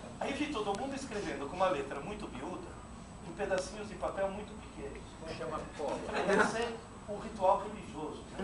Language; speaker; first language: Portuguese; non-native, fluent; Italian